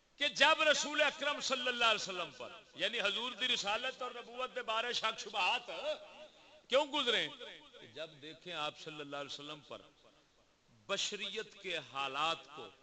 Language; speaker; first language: Urdu; non-native, local second language; Punjabi